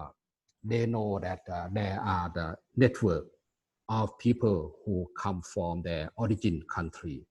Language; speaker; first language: English; non-native, fluent; Thai